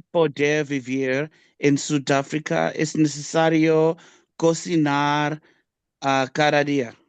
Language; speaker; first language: Spanish; non-native, learner; English